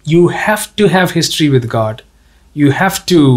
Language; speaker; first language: English; non-native, local second language; Tamil